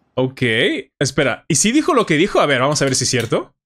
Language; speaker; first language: Spanish; native; Spanish